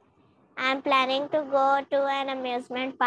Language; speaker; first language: English; non-native, learner; Hindi